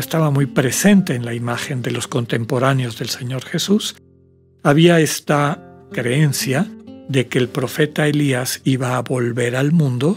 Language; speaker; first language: Spanish; native; Spanish